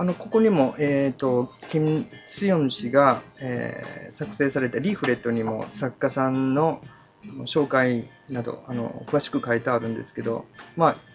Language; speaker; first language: Japanese; native; Japanese